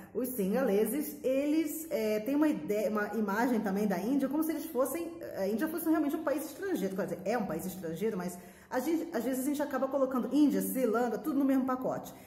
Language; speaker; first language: Portuguese; native; Portuguese